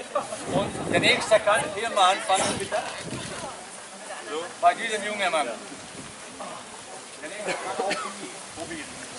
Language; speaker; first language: German; non-native, fluent; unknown